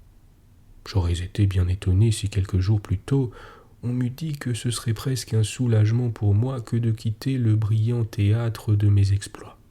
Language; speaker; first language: French; native; French